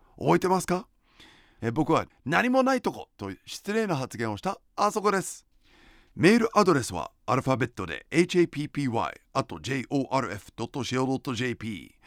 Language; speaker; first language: Japanese; non-native, fluent; English